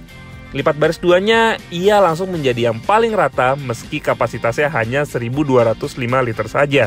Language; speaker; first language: Indonesian; native; Indonesian